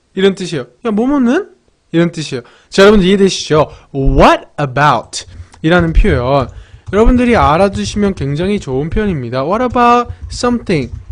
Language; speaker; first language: Korean; early bilingual, heritage; Korean